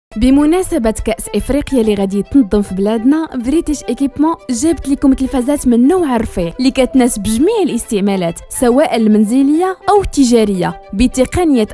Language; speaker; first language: Arabic; native; Arabic